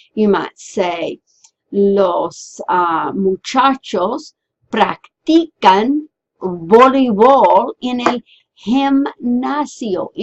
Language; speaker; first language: Spanish; non-native, fluent; English